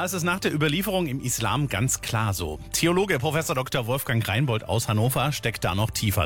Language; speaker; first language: German; native; German